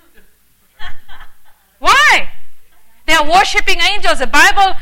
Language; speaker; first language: English; early bilingual, heritage; English